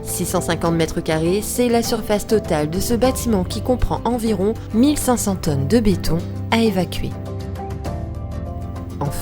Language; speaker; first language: French; native; French